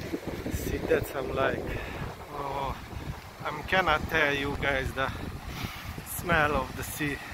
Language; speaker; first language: English; non-native, learner; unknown